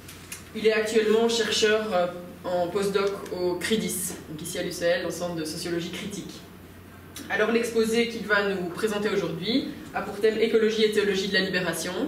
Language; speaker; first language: French; native; French